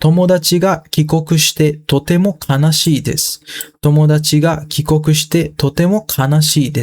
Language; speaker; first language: Japanese; non-native, fluent; Sinhala